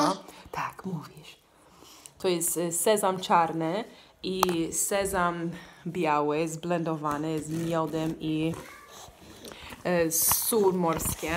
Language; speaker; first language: Polish; non-native, learner; English